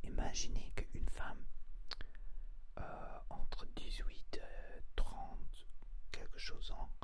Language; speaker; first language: French; non-native, learner; Spanish